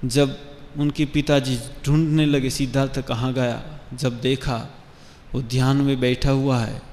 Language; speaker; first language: Hindi; non-native, local second language; Bangla